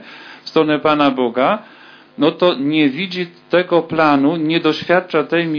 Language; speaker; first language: Polish; native; Polish